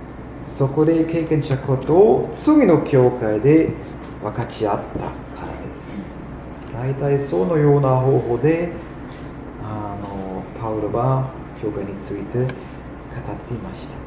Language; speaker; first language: Japanese; non-native, fluent; German